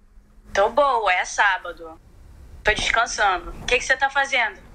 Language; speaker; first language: Portuguese; early bilingual, heritage; Portuguese